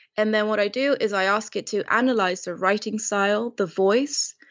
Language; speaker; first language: English; non-native, fluent; Romanian